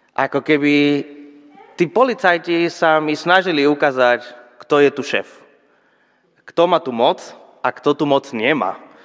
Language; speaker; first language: Slovak; non-native, fluent; Spanish